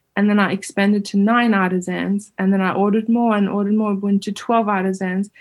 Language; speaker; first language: English; early bilingual, other home language; Uyghur